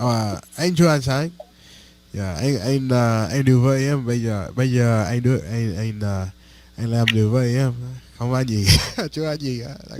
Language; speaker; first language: Vietnamese; non-native, learner; English